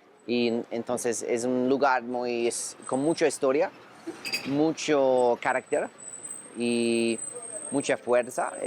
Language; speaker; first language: Spanish; non-native, learner; English